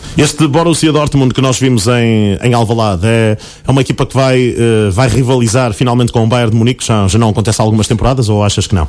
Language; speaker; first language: Portuguese; native; Portuguese